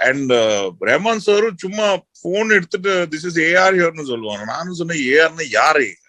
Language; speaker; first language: Tamil; early bilingual, heritage; Tamil